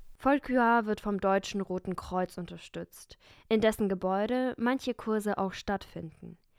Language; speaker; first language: German; early bilingual, other home language; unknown